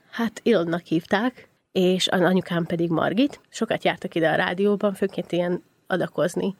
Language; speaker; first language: Hungarian; native; Hungarian